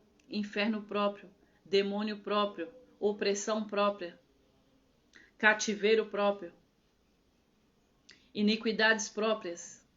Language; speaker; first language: Portuguese; native; Portuguese